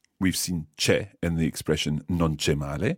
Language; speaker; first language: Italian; non-native, fluent; English